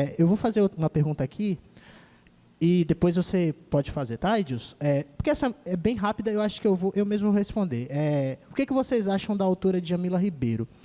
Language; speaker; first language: Portuguese; native; Portuguese